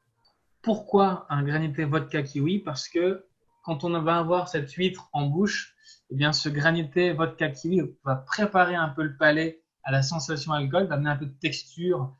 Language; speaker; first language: French; native; French